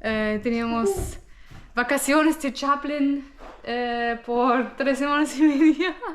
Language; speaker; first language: Spanish; non-native, fluent; German